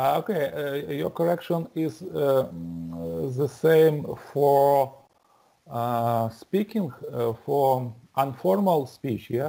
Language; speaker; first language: English; non-native, learner; Russian